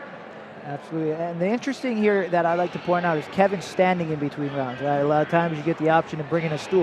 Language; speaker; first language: English; native; English